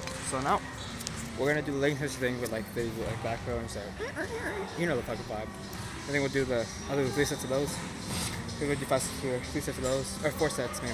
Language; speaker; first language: English; native; English